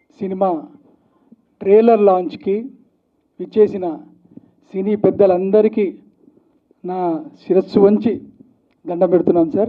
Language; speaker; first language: Telugu; native; Telugu